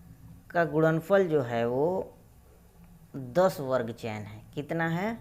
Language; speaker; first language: Hindi; native; Hindi